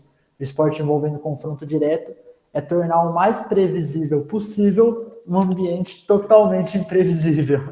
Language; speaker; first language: Portuguese; native; Portuguese